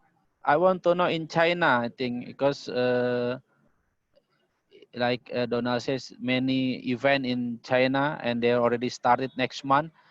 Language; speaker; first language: English; non-native, learner; Indonesian